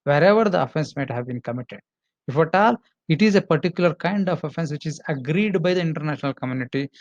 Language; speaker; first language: English; non-native, local second language; Kannada